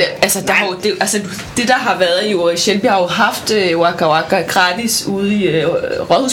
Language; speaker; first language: Danish; non-native, fluent; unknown